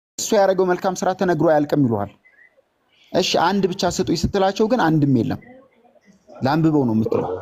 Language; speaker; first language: Amharic; native; Amharic